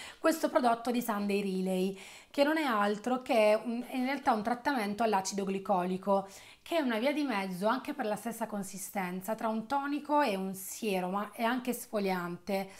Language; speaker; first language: Italian; native; Italian